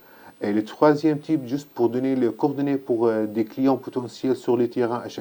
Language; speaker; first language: French; non-native, learner; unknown